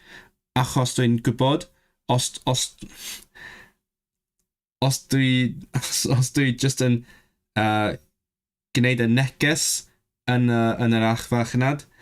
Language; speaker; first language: Welsh; non-native, learner; Cantonese